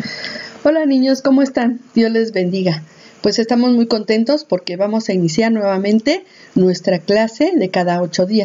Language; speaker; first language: Spanish; native; Spanish